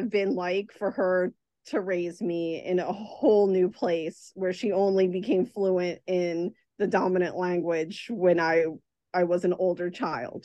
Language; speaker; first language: English; native; English